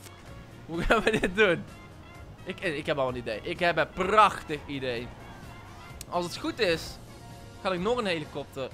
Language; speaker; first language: Dutch; native; Dutch